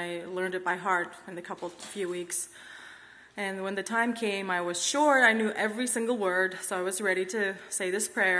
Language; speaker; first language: English; non-native, fluent; Kazakh